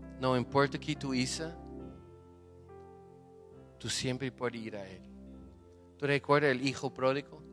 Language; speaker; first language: Spanish; non-native, fluent; Portuguese